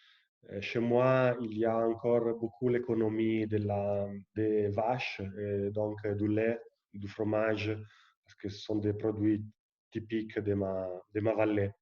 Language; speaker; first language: French; non-native, fluent; Italian